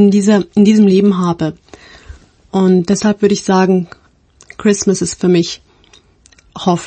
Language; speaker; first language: German; non-native, fluent; Turkish